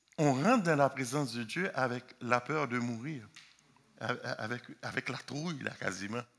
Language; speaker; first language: French; non-native, local second language; Haitian Creole